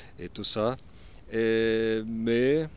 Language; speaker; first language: French; non-native, learner; Portuguese